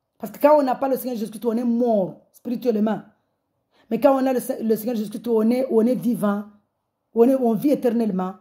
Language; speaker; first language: French; non-native, local second language; Comorian